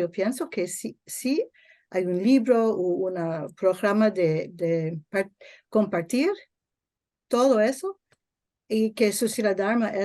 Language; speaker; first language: Spanish; non-native, learner; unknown